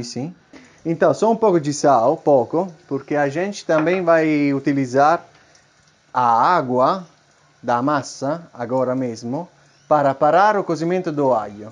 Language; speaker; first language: Portuguese; non-native, fluent; Italian